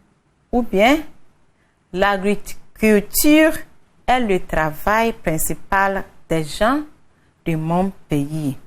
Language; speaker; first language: French; non-native, fluent; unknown